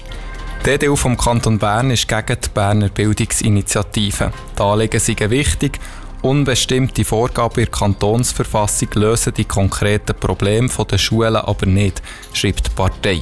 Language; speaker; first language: German; native; German